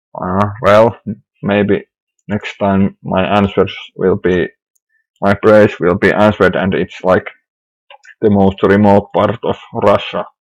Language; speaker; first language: English; non-native, fluent; Finnish